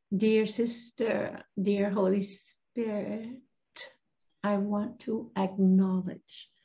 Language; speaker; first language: English; non-native, fluent; Spanish